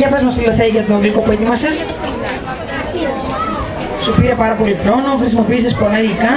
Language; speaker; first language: Greek; native; Greek